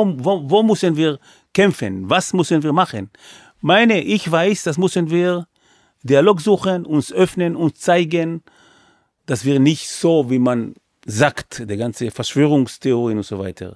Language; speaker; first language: German; non-native, fluent; Hebrew